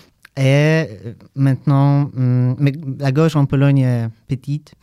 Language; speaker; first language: French; non-native, learner; Polish